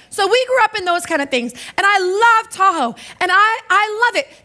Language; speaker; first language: English; native; English